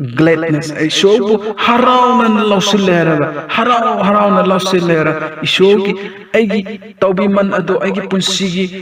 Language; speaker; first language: Manipuri; non-native, local second language; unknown